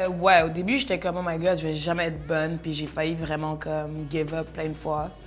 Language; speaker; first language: French; early bilingual, other home language; Bambara